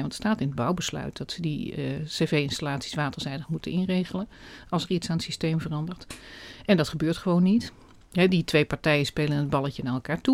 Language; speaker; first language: Dutch; native; Dutch